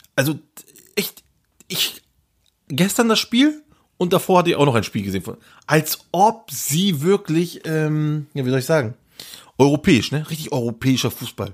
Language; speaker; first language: German; early bilingual, other home language; Turkish